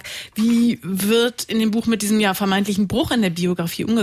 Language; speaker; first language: German; native; German